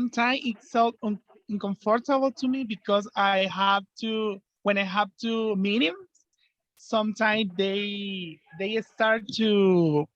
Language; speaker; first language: English; non-native, learner; Spanish